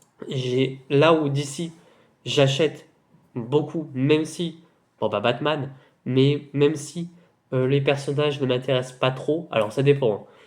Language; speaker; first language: French; native; French